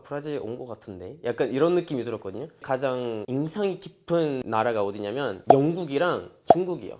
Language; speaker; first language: Korean; non-native, fluent; Portuguese